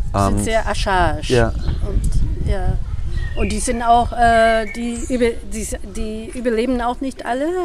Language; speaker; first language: German; non-native, fluent; English